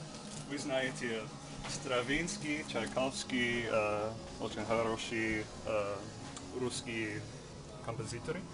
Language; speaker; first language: Russian; non-native, learner; English